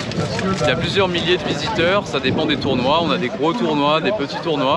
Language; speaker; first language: French; native; French